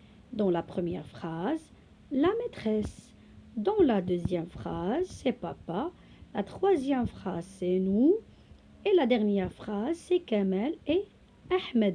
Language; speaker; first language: French; non-native, local second language; Arabic